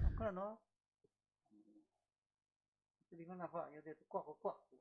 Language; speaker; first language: Italian; non-native, learner; Chinese